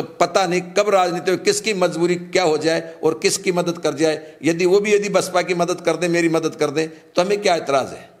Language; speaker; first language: Hindi; native; Hindi